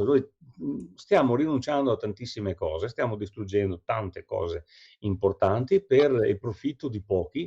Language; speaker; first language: Italian; native; Italian